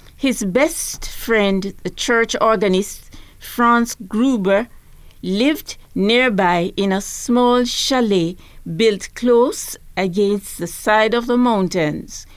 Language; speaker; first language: English; native; English